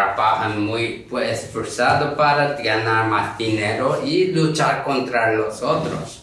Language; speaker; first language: Spanish; non-native, learner; Korean